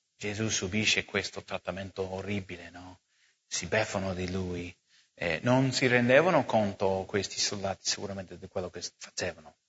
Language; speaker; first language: Italian; non-native, fluent; English